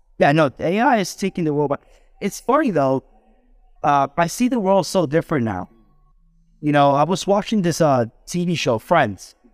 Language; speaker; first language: English; early bilingual, other home language; Spanish